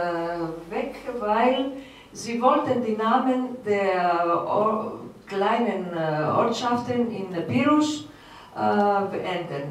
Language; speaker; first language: German; non-native, fluent; Greek